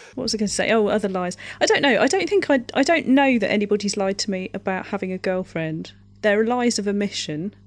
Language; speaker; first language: English; native; English